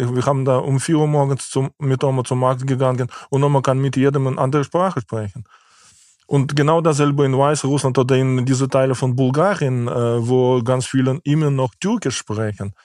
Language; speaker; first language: German; non-native, fluent; Ukrainian